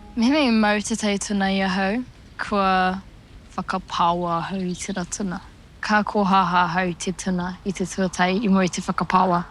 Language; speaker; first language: Māori; native; Māori